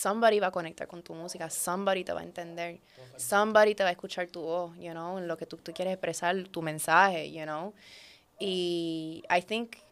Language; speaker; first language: Spanish; early bilingual, other home language; Dutch